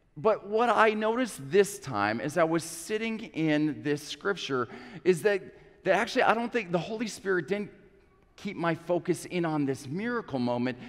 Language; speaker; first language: English; native; English